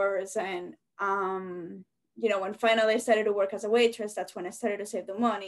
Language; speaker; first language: English; non-native, fluent; Spanish